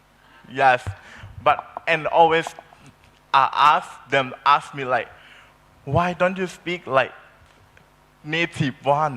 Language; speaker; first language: English; non-native, learner; Thai